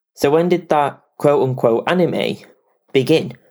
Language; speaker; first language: English; native; English